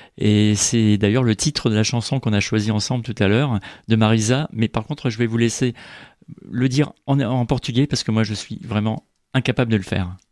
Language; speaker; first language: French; native; French